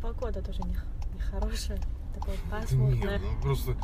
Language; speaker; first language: Russian; non-native, learner; Chinese